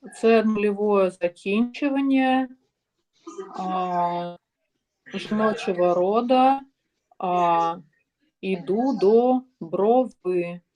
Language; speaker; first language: Ukrainian; non-native, learner; Russian